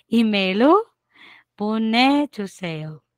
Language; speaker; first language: Korean; non-native, fluent; Filipino